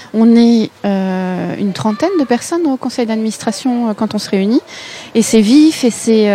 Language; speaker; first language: French; native; French